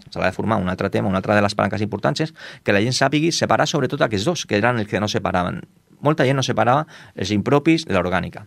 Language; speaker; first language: Catalan; non-native, local second language; Spanish